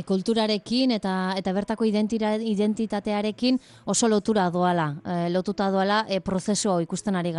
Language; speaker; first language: Basque; native; Basque